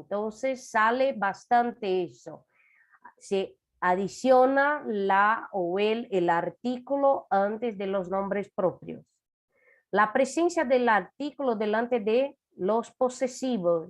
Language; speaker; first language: Spanish; non-native, fluent; Portuguese